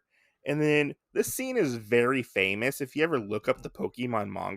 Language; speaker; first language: English; native; English